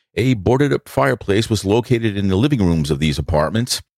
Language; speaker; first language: English; native; English